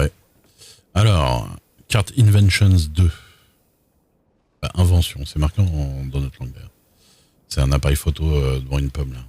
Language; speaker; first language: French; native; French